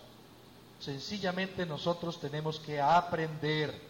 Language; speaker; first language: Spanish; native; Spanish